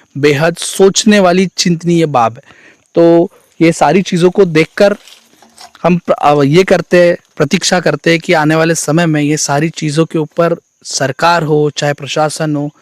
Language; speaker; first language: Hindi; non-native, local second language; Marathi